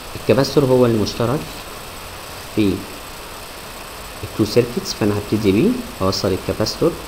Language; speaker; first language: Arabic; native; Arabic